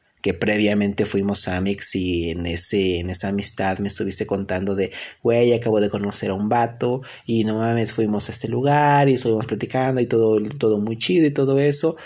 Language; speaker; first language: Spanish; native; Spanish